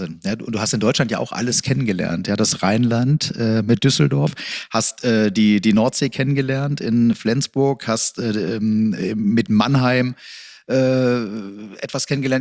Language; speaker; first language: German; native; German